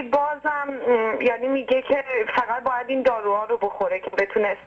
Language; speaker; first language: Persian; native; Persian